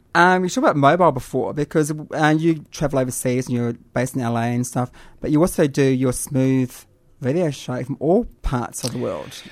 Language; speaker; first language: English; native; English